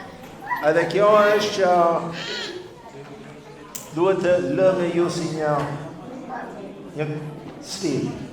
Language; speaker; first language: Albanian; non-native, fluent; English